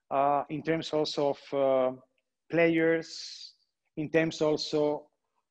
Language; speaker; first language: English; non-native, fluent; Italian